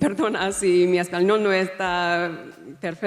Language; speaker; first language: Spanish; non-native, learner; English